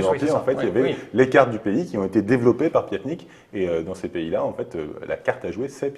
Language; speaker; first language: French; native; French